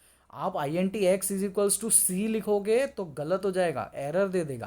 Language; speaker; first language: Hindi; native; Hindi